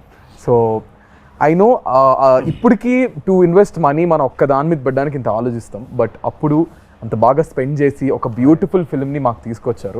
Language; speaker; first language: Telugu; native; Telugu